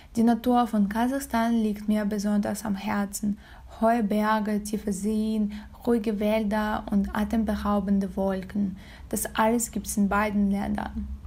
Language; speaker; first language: German; non-native, learner; Russian